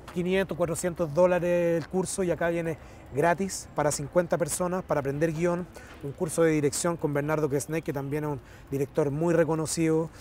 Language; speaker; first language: Spanish; native; Spanish